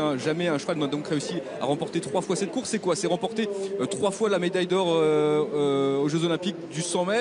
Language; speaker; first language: French; native; French